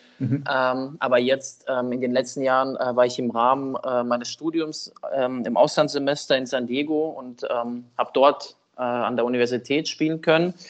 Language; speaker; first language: German; early bilingual, other home language; Russian